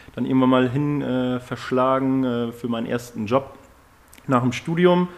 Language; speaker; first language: German; native; German